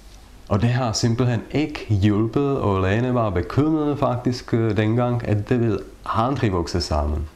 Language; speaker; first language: Danish; non-native, fluent; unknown